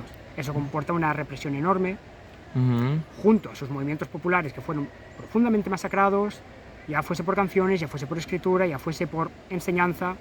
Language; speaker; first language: Spanish; native; Spanish